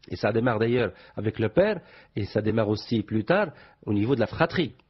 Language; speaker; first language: French; non-native, local second language; Arabic